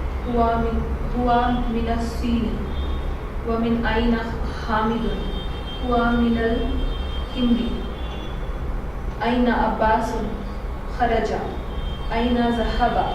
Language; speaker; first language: Arabic; non-native, learner; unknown